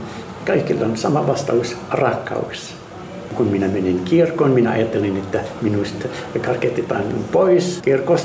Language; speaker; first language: Finnish; non-native, fluent; Arabic